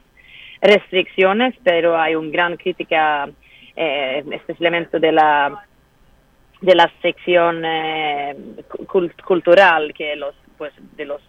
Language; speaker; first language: Spanish; non-native, fluent; Swedish